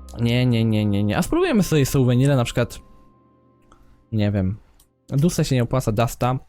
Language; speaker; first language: Polish; native; Polish